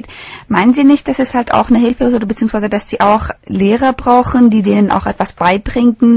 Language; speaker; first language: German; native; German